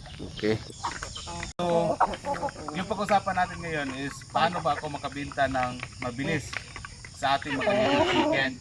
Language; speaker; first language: Filipino; non-native, local second language; Cebuano